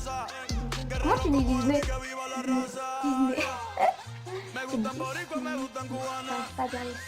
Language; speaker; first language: French; native; French